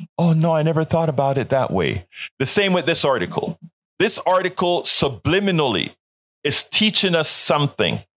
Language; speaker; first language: English; non-native, fluent; Spanish